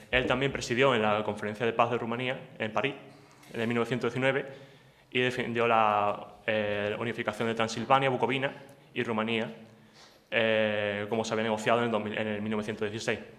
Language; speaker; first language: Spanish; native; Spanish